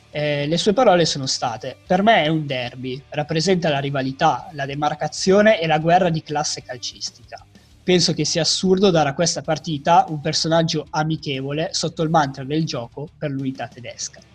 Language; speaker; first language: Italian; native; Italian